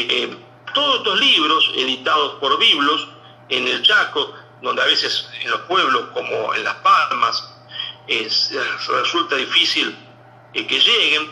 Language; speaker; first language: Spanish; native; Spanish